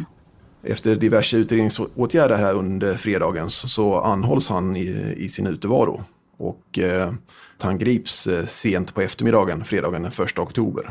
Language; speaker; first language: Swedish; native; Swedish